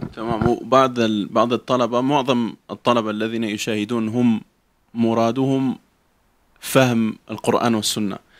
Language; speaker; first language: Arabic; non-native, fluent; Spanish